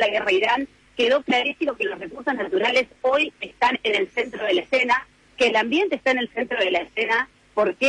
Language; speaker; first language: Spanish; native; Spanish